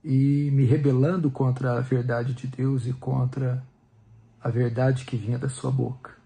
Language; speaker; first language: Portuguese; native; Portuguese